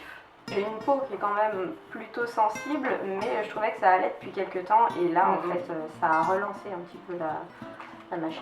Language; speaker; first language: French; native; French